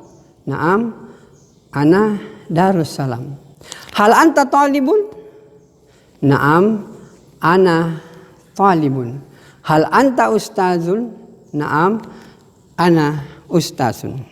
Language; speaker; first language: Arabic; non-native, fluent; Indonesian